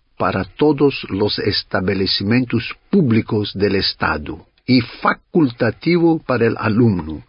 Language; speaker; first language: Spanish; non-native, learner; Greek